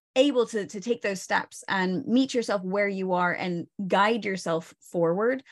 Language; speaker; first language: English; native; English